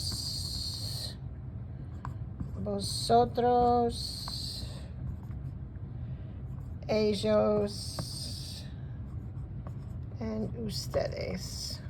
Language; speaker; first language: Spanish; non-native, fluent; English